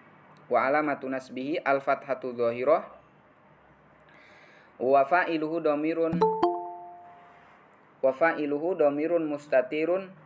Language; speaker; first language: Arabic; non-native, fluent; Indonesian